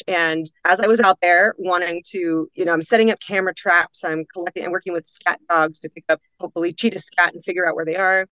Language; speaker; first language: English; native; English